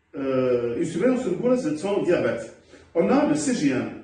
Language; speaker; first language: French; non-native, local second language; Arabic